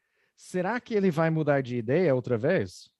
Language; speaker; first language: Portuguese; non-native, fluent; English